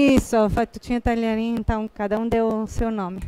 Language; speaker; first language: Portuguese; non-native, fluent; Italian